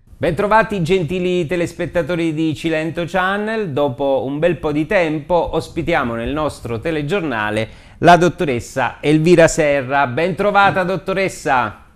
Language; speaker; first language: Italian; native; Italian